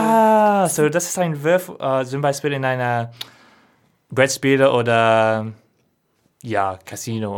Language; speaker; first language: German; non-native, learner; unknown